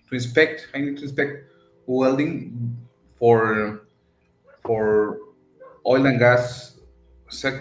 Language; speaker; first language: English; non-native, learner; Spanish